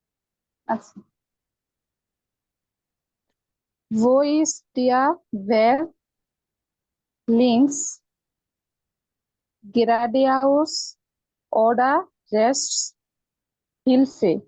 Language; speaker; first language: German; non-native, learner; Bangla